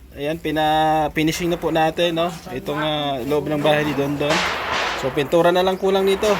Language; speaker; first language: Filipino; non-native, local second language; Hiligaynon